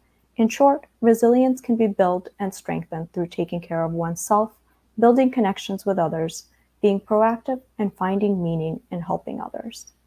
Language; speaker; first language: English; early bilingual, other home language; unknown